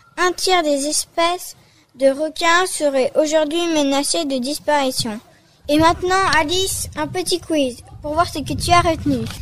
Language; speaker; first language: French; native; French